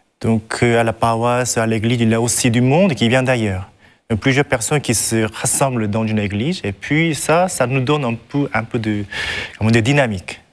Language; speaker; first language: French; non-native, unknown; Korean